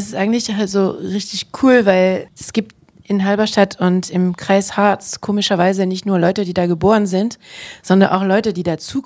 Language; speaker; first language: German; non-native, fluent; French